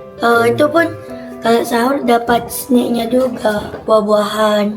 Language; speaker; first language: Indonesian; native; Indonesian